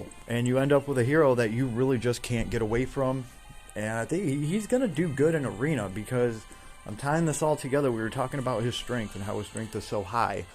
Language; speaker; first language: English; native; English